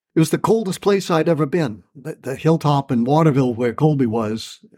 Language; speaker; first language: English; native; English